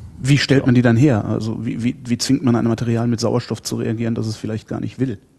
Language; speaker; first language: German; native; German